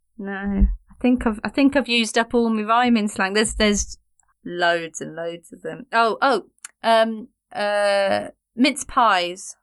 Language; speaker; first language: English; native; English